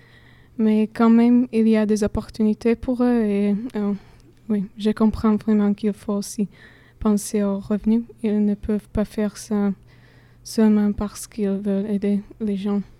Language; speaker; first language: French; non-native, fluent; Slovak